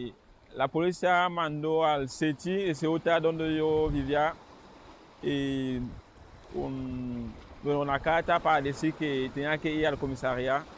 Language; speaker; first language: Spanish; non-native, fluent; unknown